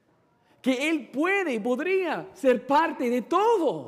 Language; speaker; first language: Spanish; non-native, fluent; English